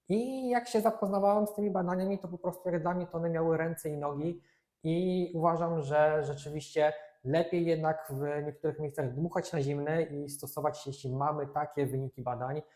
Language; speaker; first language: Polish; native; Polish